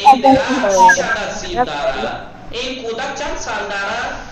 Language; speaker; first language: Persian; non-native, fluent; Urdu